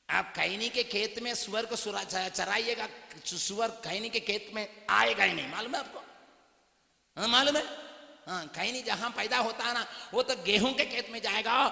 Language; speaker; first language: Hindi; non-native, local second language; Tamil